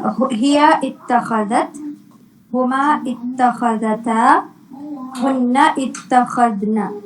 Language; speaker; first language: Arabic; non-native, learner; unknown